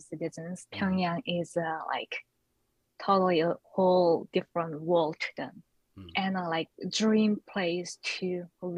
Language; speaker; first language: English; non-native, fluent; Korean